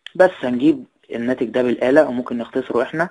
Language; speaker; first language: Arabic; native; Arabic